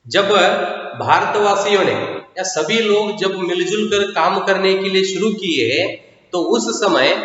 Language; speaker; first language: Hindi; non-native, local second language; Kannada